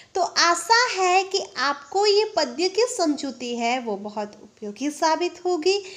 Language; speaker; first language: Hindi; non-native, local second language; Gujarati